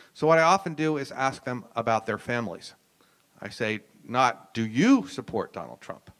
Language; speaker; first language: English; native; English